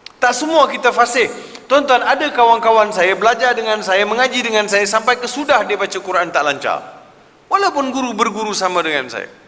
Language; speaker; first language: Malay; non-native, local second language; Tamil